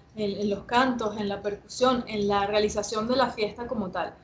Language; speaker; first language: Spanish; native; Spanish